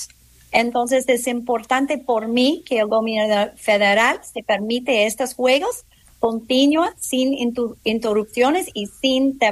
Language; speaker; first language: Spanish; non-native, fluent; English